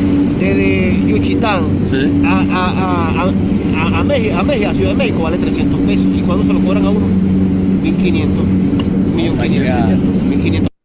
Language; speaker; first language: Spanish; native; Spanish